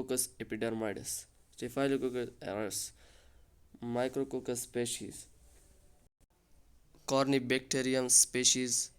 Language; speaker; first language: English; non-native, local second language; Urdu